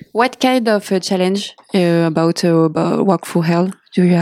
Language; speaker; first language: English; non-native, learner; French